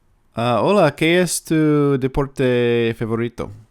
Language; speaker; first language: Spanish; non-native, learner; English